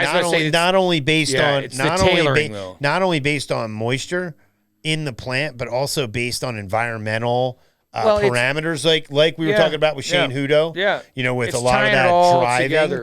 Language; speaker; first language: English; native; English